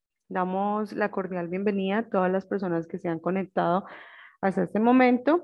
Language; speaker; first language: Spanish; native; Spanish